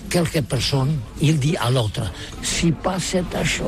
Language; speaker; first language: French; non-native, learner; Catalan